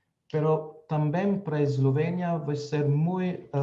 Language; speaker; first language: Spanish; non-native, fluent; Slovenian